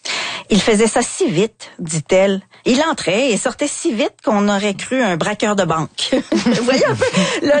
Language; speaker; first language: French; native; French